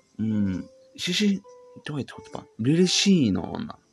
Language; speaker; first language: Japanese; non-native, learner; English